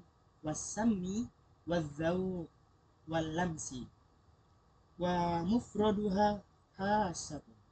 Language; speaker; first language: Arabic; non-native, learner; Indonesian